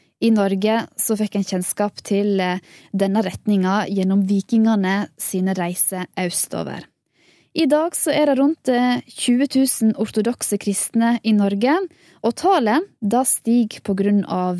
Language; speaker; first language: Norwegian; native; Norwegian